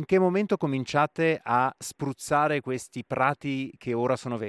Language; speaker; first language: Italian; native; Italian